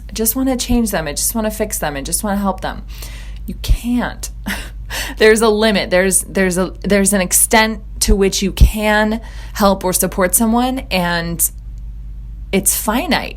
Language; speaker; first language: English; native; English